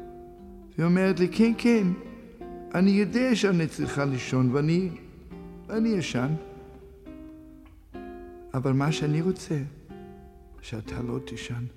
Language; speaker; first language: Hebrew; non-native, fluent; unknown